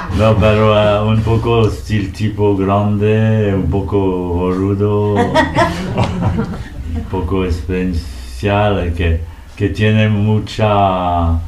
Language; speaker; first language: Spanish; non-native, learner; French